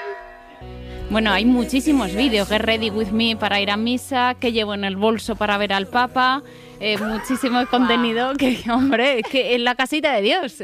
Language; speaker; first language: Spanish; native; Spanish